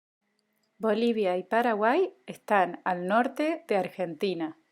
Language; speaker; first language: Spanish; native; Spanish